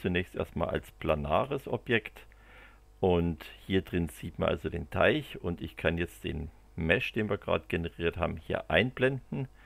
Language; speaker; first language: German; native; German